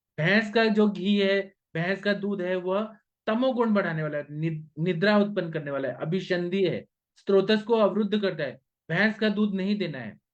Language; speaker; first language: Hindi; non-native, local second language; Marathi